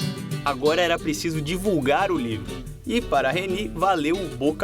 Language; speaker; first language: Portuguese; native; Portuguese